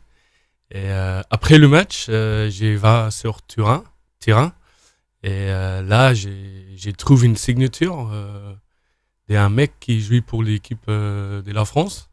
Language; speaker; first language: French; non-native, learner; Afrikaans